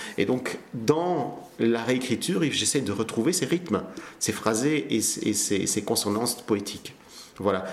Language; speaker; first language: French; early bilingual, other home language; Kabyle